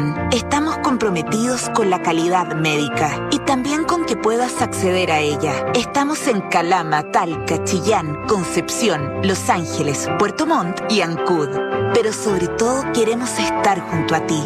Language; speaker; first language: Spanish; native; Spanish